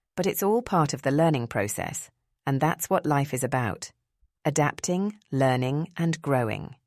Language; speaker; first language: English; early bilingual, other home language; Spanish